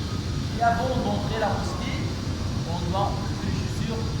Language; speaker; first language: French; non-native, learner; Arabic